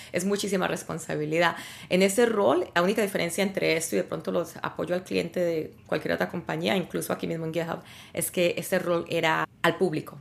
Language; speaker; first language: Spanish; native; Spanish